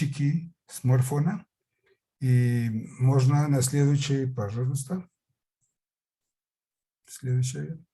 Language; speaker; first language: Russian; non-native, fluent; Spanish